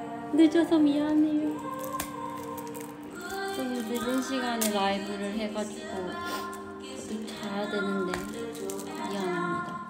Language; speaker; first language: Korean; early bilingual, heritage; English